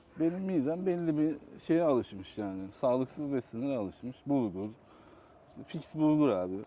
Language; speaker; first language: Turkish; native; Turkish